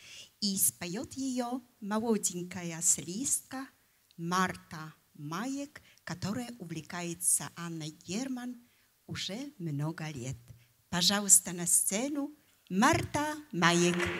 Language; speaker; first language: Russian; non-native, fluent; Polish